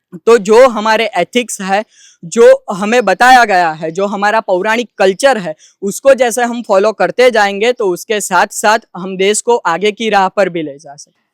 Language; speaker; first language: Hindi; non-native, local second language; Gujarati